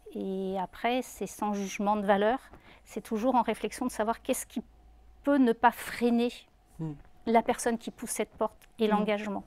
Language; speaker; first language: French; native; French